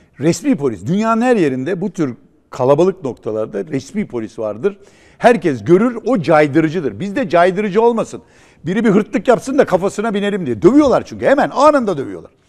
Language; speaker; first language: Turkish; native; Turkish